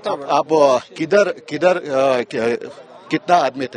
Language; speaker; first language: Hindi; non-native, local second language; Kannada